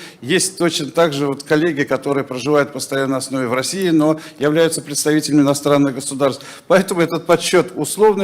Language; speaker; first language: Russian; native; Russian